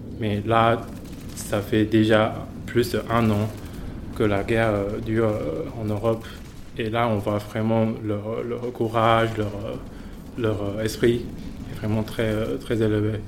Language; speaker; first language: French; non-native, fluent; Chinese